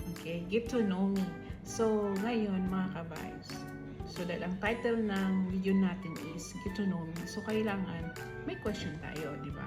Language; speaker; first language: Filipino; non-native, local second language; Cebuano